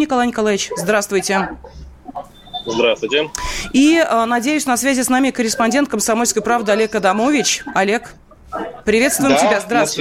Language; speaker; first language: Russian; native; Russian